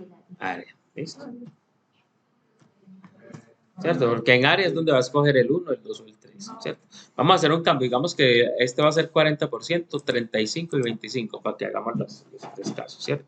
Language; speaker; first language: Spanish; native; Spanish